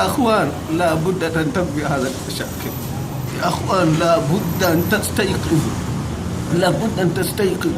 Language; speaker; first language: Arabic; non-native, learner; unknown